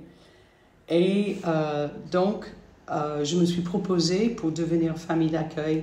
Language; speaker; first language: French; non-native, fluent; English